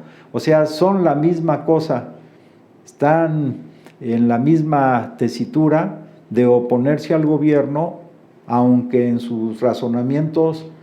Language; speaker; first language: Spanish; native; Spanish